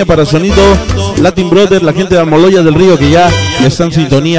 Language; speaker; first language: Spanish; native; Spanish